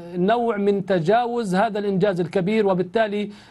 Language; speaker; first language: Arabic; native; Arabic